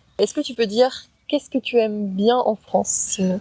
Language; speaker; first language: French; native; French